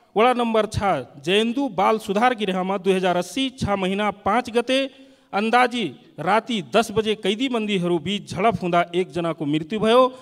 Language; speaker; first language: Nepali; non-native, local second language; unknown